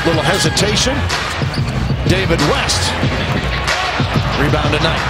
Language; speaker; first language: English; native; English